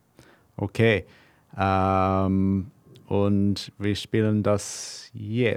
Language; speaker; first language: German; non-native, learner; English